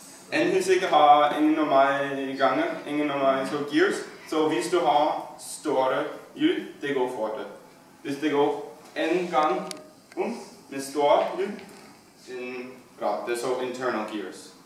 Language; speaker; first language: Norwegian; non-native, learner; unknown